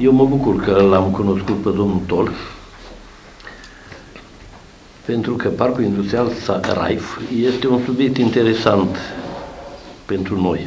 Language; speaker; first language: Romanian; native; Romanian